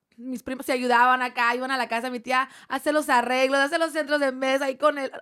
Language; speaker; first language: Spanish; non-native, fluent; English